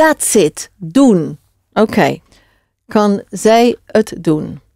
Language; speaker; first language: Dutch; non-native, fluent; English